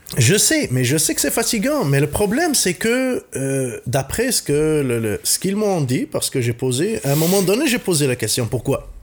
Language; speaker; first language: French; non-native, local second language; Arabic